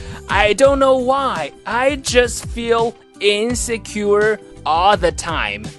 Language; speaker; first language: English; non-native, fluent; Chinese